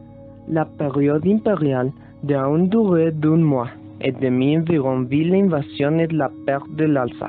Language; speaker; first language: French; non-native, learner; Spanish